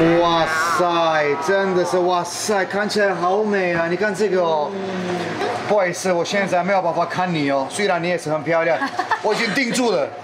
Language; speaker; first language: Chinese; non-native, fluent; Turkish